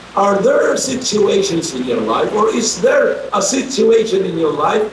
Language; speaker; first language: English; non-native, local second language; Filipino